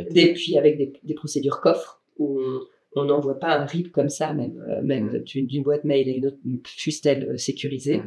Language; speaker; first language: French; native; French